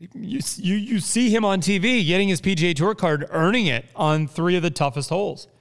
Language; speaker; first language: English; native; English